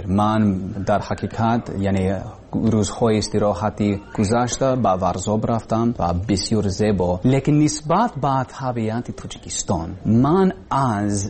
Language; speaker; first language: Persian; non-native, learner; English